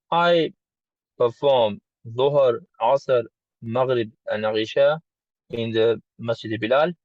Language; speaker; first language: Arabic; non-native, learner; English